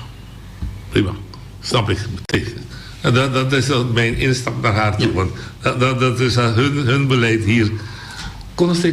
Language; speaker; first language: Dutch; non-native, local second language; Papiamento